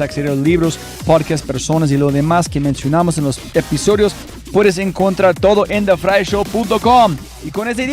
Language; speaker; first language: Spanish; non-native, fluent; English